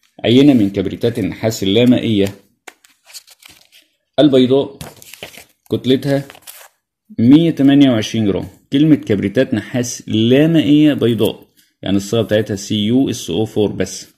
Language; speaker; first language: Arabic; native; Arabic